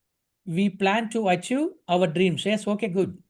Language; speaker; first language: English; non-native, local second language; Telugu